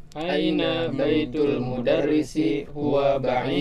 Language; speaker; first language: Arabic; non-native, learner; Indonesian